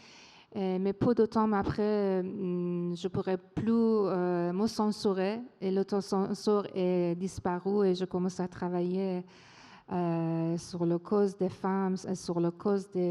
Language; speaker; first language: French; non-native, fluent; Persian